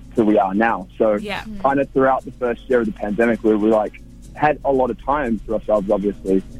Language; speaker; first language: English; native; English